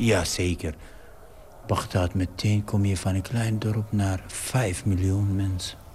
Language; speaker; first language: Dutch; non-native, fluent; Arabic